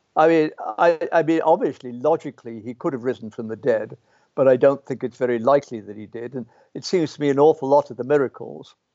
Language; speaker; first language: English; native; English